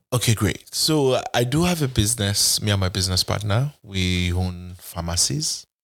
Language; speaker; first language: English; non-native, local second language; Bini